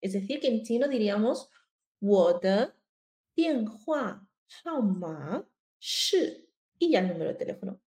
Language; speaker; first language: Spanish; early bilingual, other home language; Chinese